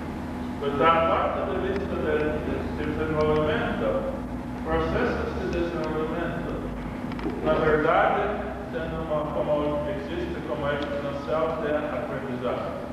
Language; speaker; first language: Portuguese; non-native, learner; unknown